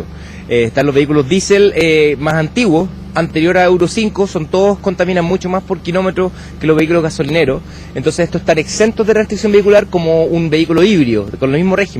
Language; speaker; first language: Spanish; native; Spanish